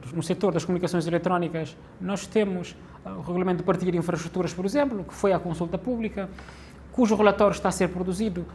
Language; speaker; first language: Portuguese; non-native, local second language; Kabuverdianu